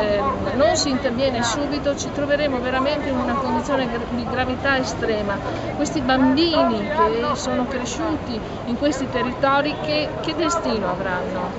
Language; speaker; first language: Italian; native; Italian